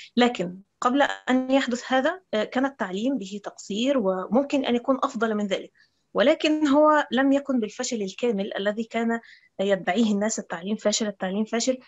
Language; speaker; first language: Arabic; native; Arabic